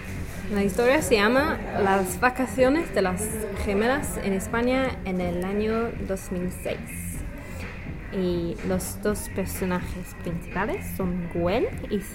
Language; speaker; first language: Spanish; non-native, learner; English